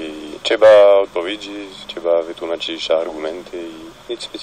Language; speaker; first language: Polish; non-native, fluent; French